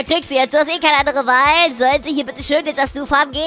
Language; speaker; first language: German; native; German